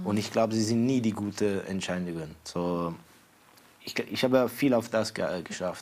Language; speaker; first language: German; non-native, fluent; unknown